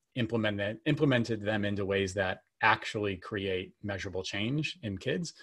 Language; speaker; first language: English; native; English